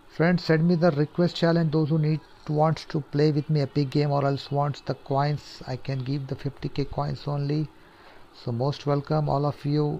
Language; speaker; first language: Hindi; non-native, local second language; Urdu